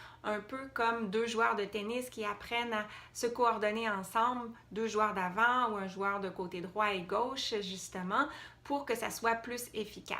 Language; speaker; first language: French; native; French